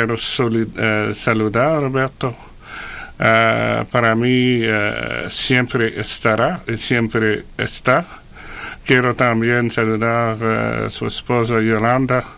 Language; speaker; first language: Spanish; non-native, fluent; French